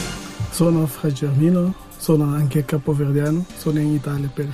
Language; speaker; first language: Italian; non-native, learner; Kabuverdianu